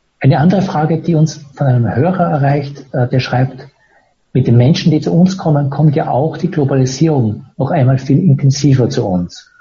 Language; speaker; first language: German; native; German